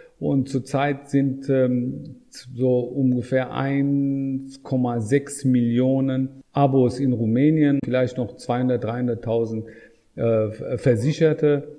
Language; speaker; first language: German; non-native, fluent; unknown